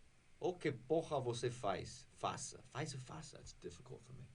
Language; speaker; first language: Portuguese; non-native, fluent; English